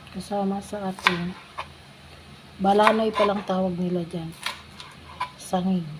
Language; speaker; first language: Filipino; non-native, local second language; Cebuano